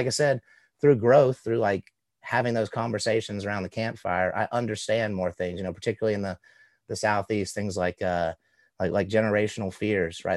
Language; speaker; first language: English; native; English